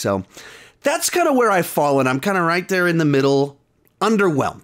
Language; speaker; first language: English; native; English